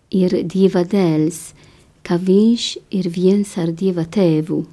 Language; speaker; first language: Latvian; non-native, learner; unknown